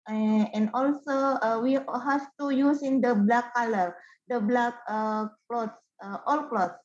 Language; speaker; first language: English; non-native, learner; Indonesian